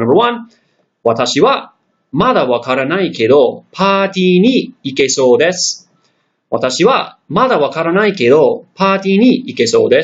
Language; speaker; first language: Japanese; non-native, fluent; English